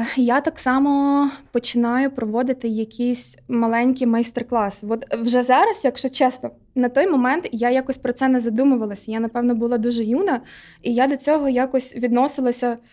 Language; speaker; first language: Ukrainian; non-native, local second language; Russian